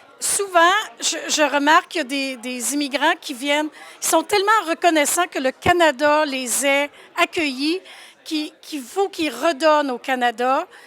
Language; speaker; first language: French; native; French